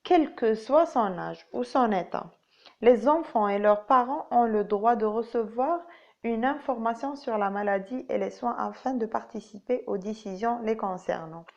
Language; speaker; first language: French; non-native, local second language; Arabic